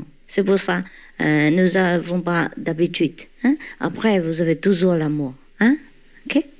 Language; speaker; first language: French; non-native, learner; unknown